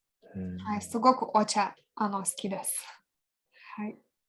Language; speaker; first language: Japanese; non-native, fluent; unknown